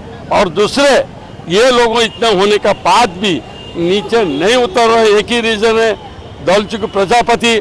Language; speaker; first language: Hindi; non-native, local second language; Gujarati